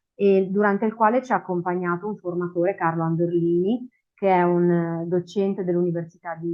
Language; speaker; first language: Italian; native; Italian